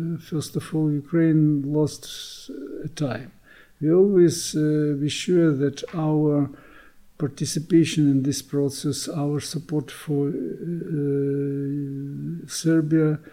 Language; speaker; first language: English; non-native, learner; Ukrainian